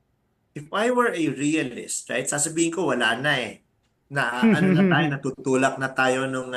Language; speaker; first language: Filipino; native; Filipino